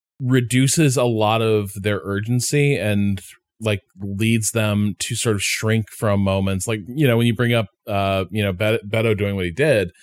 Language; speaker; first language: English; native; English